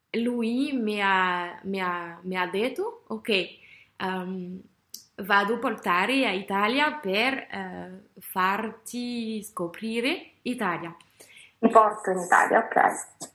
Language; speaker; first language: Italian; non-native, learner; French